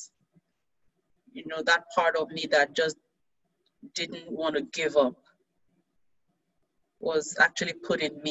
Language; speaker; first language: English; non-native, local second language; Yoruba